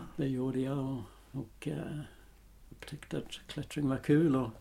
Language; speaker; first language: Swedish; non-native, fluent; English